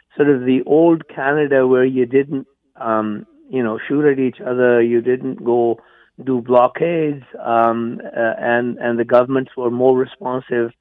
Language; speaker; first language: English; non-native, local second language; Punjabi